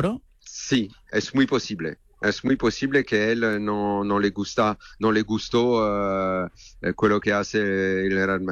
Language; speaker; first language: Spanish; non-native, learner; French